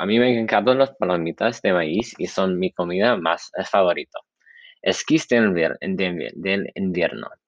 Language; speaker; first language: Spanish; non-native, learner; English